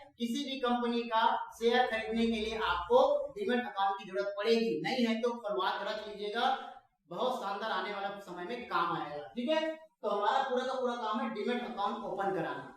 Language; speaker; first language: Hindi; non-native, local second language; Marathi